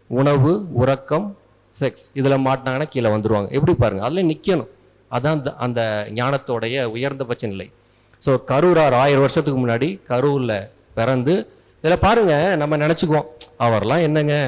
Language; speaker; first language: Tamil; native; Tamil